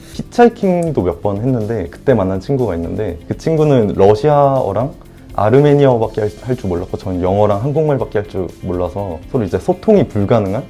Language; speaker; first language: Korean; native; Korean